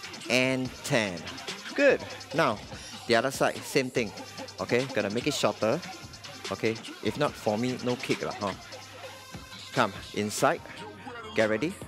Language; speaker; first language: English; non-native, local second language; Chinese